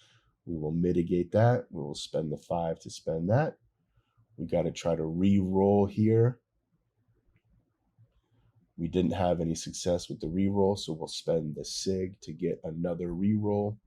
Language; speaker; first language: English; native; English